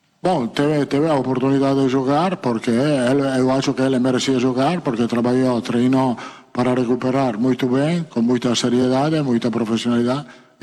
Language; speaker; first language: Portuguese; non-native, fluent; Italian